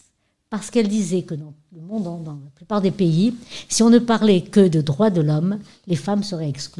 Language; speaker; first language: French; native; French